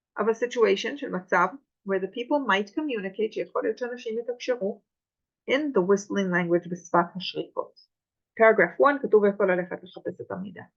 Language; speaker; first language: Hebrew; native; Hebrew